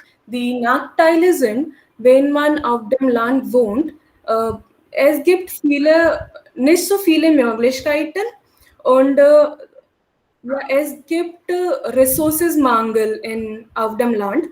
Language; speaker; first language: German; non-native, learner; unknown